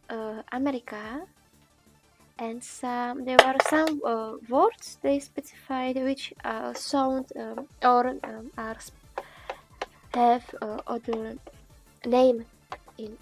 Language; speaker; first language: English; non-native, learner; Czech